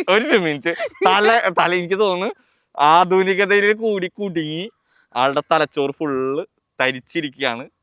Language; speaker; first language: Malayalam; native; Malayalam